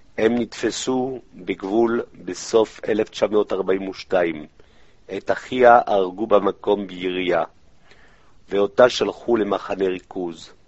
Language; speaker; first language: Hebrew; non-native, fluent; French